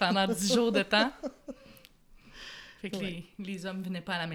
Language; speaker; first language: French; native; French